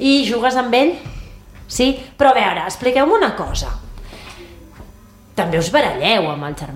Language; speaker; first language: Catalan; native; Catalan